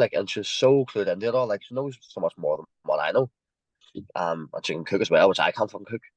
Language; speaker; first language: English; native; English